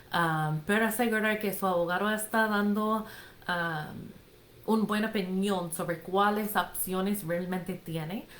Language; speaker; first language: Spanish; non-native, fluent; English